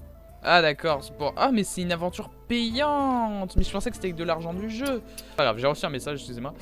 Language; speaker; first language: French; native; French